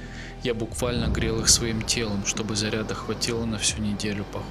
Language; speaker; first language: Russian; native; Russian